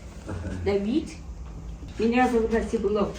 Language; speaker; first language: Russian; non-native, learner; Tajik